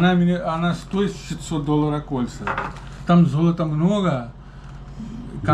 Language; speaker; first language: Russian; non-native, learner; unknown